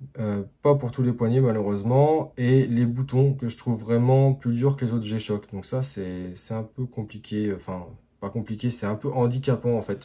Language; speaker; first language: French; native; French